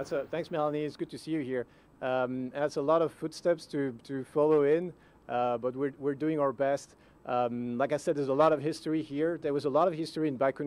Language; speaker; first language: English; non-native, fluent; French